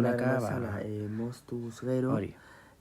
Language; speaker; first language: Basque; non-native, local second language; Spanish